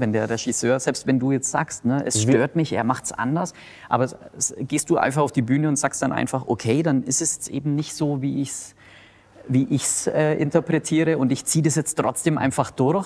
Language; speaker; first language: German; native; German